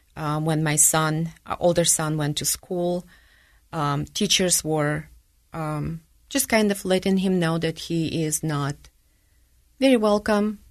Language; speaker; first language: English; non-native, fluent; Ukrainian